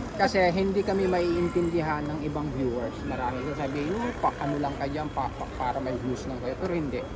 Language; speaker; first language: Filipino; native; Filipino